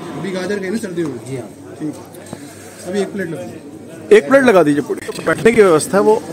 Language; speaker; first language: Hindi; native; Hindi